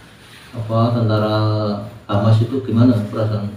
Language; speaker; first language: Indonesian; native; Indonesian